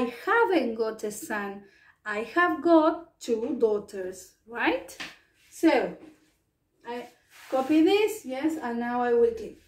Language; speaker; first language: English; non-native, fluent; Spanish